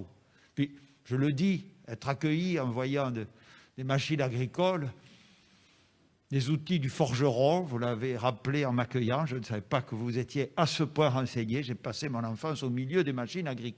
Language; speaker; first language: French; native; French